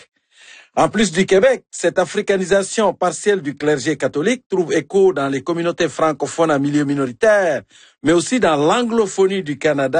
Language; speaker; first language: French; native; French